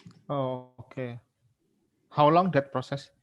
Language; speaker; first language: English; non-native, learner; Indonesian